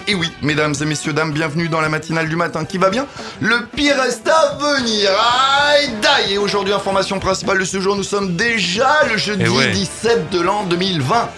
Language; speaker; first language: French; native; French